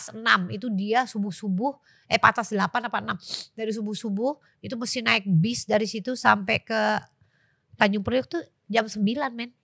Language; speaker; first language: Indonesian; native; Indonesian